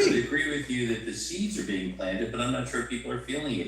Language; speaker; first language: English; native; English